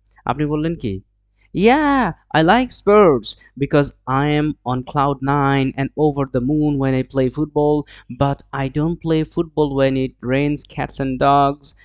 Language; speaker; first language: English; non-native, local second language; Bangla